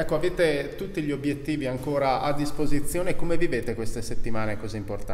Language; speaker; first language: Italian; native; Italian